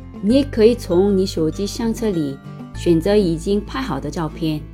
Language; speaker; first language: Chinese; non-native, learner; Korean